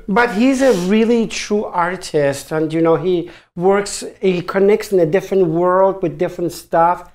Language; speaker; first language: English; non-native, fluent; German